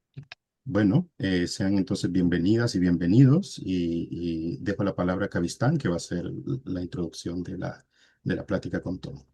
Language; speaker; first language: Spanish; native; Spanish